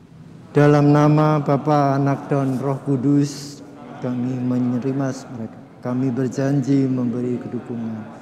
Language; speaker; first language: Indonesian; native; Indonesian